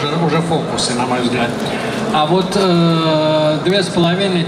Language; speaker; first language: Russian; native; Russian